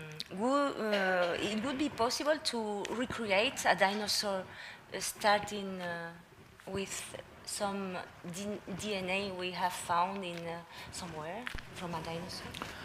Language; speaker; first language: English; non-native, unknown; Spanish